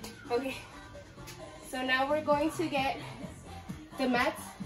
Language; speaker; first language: English; early bilingual, other home language; Spanish